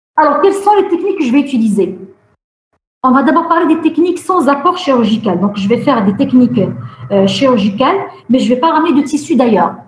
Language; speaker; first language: French; non-native, local second language; Arabic